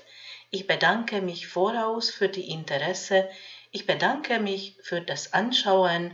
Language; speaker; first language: German; non-native, fluent; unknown